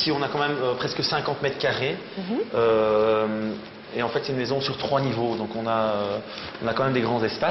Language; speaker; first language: French; native; French